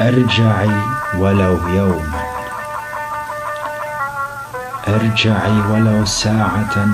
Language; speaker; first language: Arabic; non-native, local second language; Kurdish